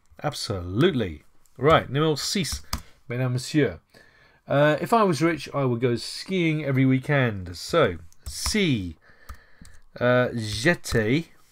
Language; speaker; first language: English; native; English